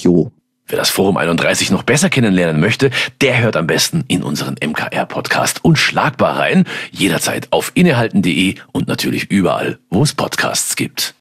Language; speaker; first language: German; native; German